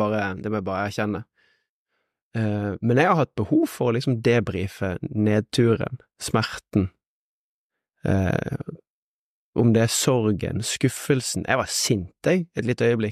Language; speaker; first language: Norwegian; native; Norwegian